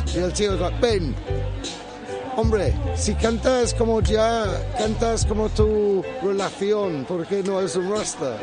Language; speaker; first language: Spanish; non-native, fluent; English